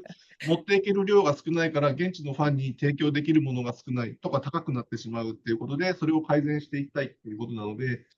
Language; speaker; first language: Japanese; native; Japanese